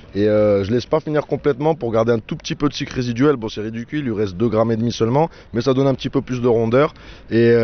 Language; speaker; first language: French; native; French